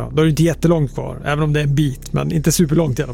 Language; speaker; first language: Swedish; native; Swedish